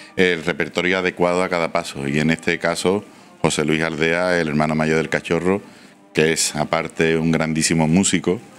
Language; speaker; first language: Spanish; native; Spanish